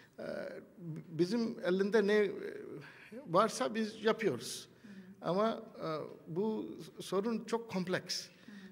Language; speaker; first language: Turkish; non-native, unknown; Urdu